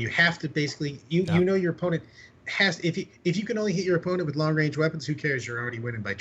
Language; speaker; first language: English; native; English